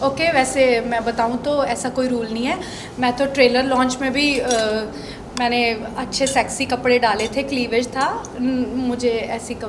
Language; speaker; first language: Hindi; non-native, local second language; Punjabi